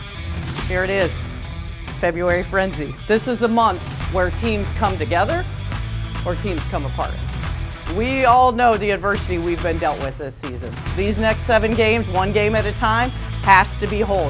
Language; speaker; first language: English; native; English